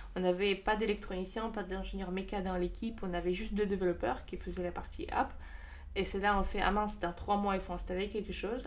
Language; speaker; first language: French; non-native, fluent; Russian